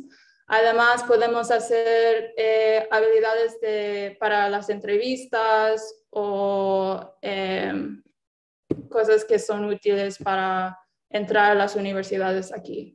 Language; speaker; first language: Spanish; non-native, fluent; English